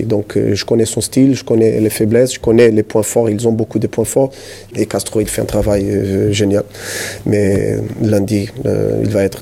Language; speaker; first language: French; non-native, fluent; Portuguese